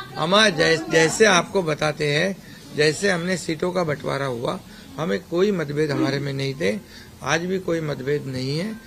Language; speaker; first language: Hindi; non-native, local second language; Marathi